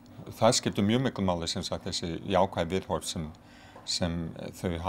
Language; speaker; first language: Icelandic; non-native, fluent; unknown